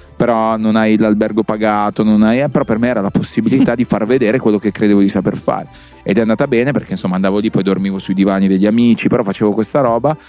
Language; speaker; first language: Italian; native; Italian